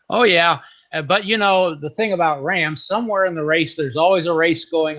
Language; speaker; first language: English; native; English